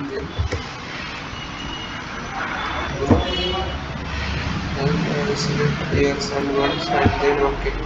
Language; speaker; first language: English; non-native, learner; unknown